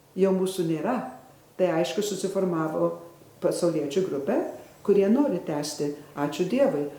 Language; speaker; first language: Lithuanian; early bilingual, heritage; Lithuanian